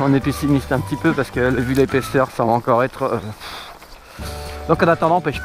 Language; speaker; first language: French; native; French